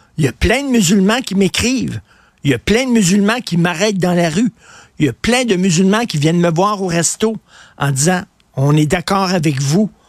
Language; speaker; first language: French; native; French